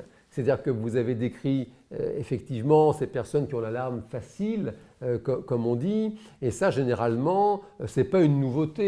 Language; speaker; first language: French; native; French